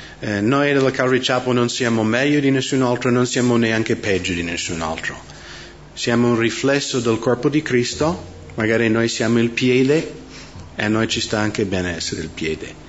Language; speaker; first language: Italian; non-native, fluent; English